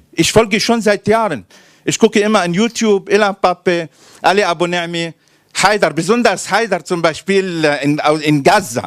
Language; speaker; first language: German; non-native, fluent; Arabic